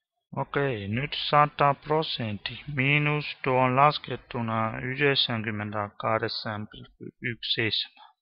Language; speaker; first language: Finnish; non-native, learner; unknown